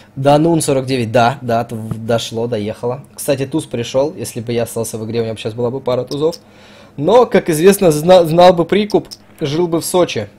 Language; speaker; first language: Russian; native; Russian